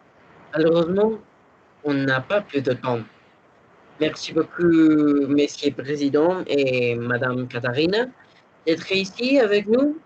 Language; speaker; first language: French; non-native, learner; Spanish